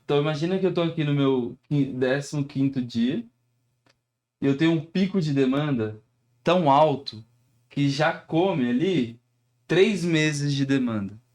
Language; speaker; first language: Portuguese; native; Portuguese